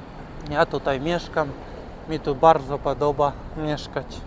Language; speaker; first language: Polish; non-native, learner; Ukrainian